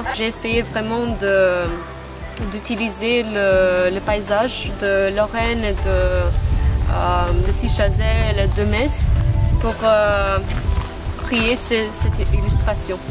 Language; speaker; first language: French; non-native, fluent; Maltese